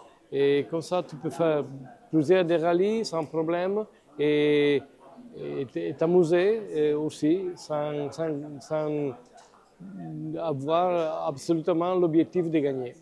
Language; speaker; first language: French; non-native, fluent; Italian